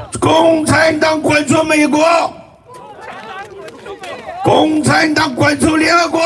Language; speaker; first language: Chinese; native; Chinese